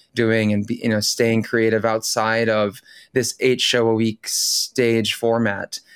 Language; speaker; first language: English; early bilingual, other home language; Filipino